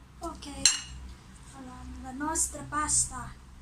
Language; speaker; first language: Italian; non-native, learner; Thai